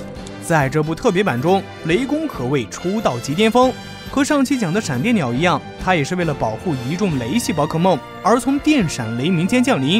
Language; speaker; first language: Chinese; native; Chinese